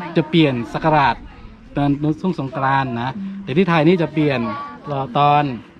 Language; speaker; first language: Thai; non-native, local second language; Khün